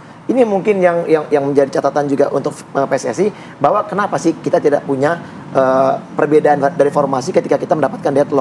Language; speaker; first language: Indonesian; native; Indonesian